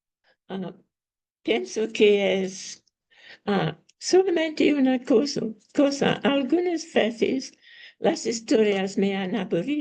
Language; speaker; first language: Spanish; non-native, learner; English